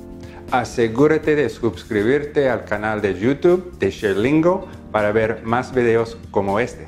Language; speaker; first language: Spanish; non-native, fluent; English